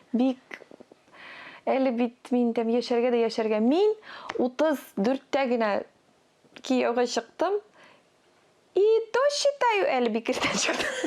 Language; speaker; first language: Tatar; non-native, local second language; Russian